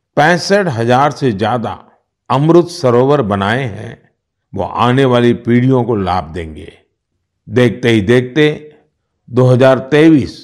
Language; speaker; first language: Hindi; non-native, local second language; Gujarati